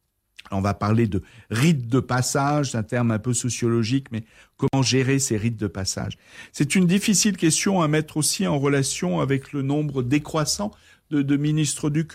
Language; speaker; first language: French; native; French